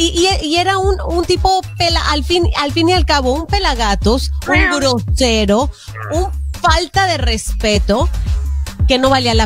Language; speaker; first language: Spanish; native; Spanish